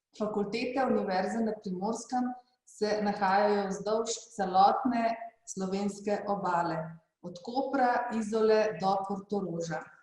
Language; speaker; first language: Slovenian; native; Slovenian